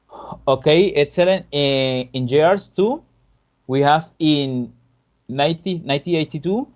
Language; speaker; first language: English; non-native, fluent; Spanish